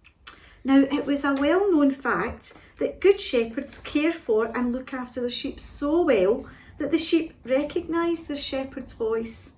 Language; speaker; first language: English; native; English